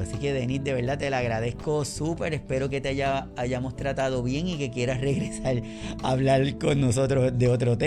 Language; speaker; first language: Spanish; native; Spanish